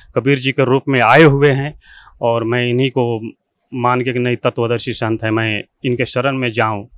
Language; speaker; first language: Hindi; native; Hindi